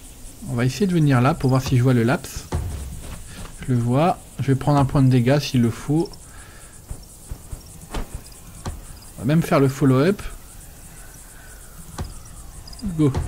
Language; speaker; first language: French; native; French